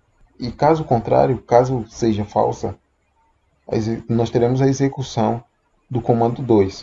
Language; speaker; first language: Portuguese; native; Portuguese